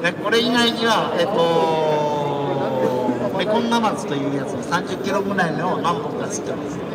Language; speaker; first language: Japanese; native; Japanese